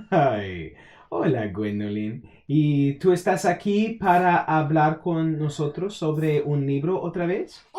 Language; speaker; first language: Spanish; non-native, fluent; English